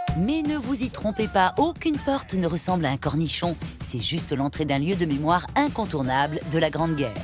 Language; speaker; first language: French; native; French